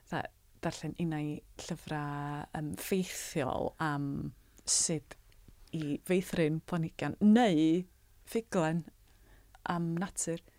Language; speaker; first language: Welsh; native; Welsh